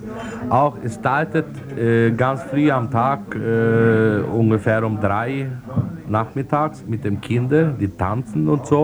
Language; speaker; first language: German; non-native, learner; Swedish